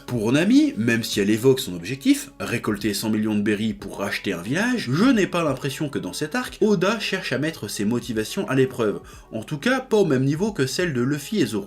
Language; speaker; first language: French; native; French